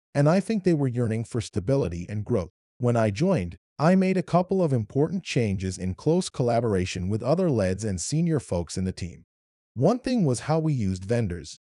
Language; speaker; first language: English; non-native, fluent; Arabic